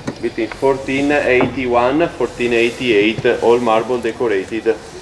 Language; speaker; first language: English; non-native, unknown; Italian